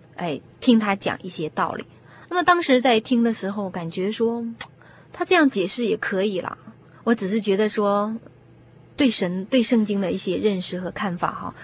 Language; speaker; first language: Chinese; native; Chinese